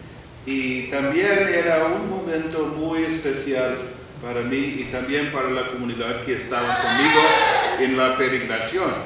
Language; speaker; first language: Spanish; non-native, fluent; English